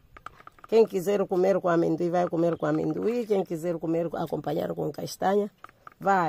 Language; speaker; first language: Portuguese; non-native, local second language; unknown